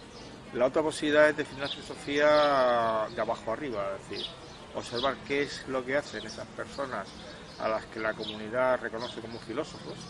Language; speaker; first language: Spanish; native; Spanish